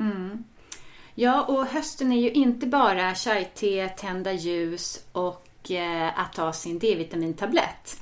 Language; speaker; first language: Swedish; native; Swedish